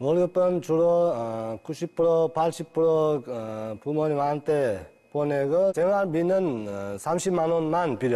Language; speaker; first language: Korean; non-native, learner; Uzbek